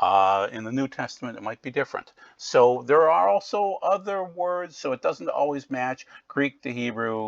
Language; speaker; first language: English; native; English